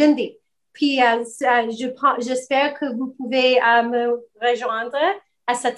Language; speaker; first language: French; non-native, learner; English